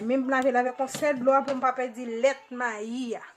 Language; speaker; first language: French; non-native, local second language; Haitian Creole